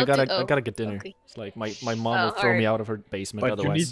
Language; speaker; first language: English; native; English